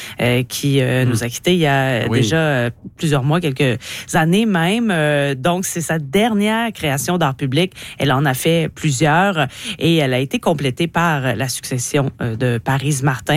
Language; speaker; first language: French; native; French